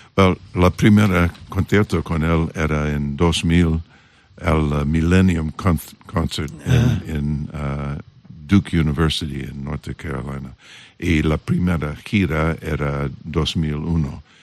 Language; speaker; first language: Spanish; non-native, learner; English